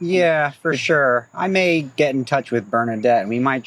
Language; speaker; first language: English; native; English